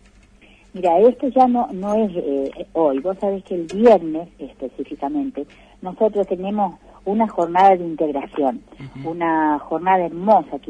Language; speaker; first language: Spanish; native; Spanish